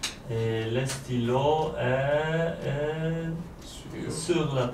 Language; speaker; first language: French; non-native, learner; Polish